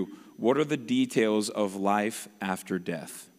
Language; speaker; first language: English; native; English